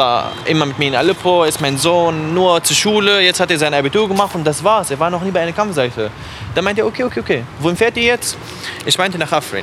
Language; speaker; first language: German; non-native, fluent; Arabic